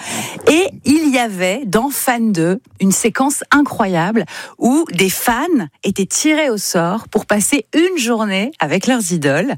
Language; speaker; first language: French; native; French